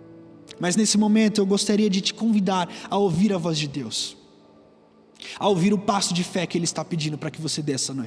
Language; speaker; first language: Portuguese; native; Portuguese